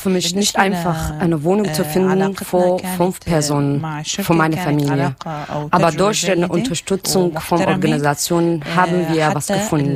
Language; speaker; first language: German; non-native, learner; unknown